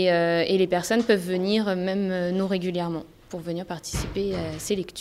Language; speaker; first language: French; native; French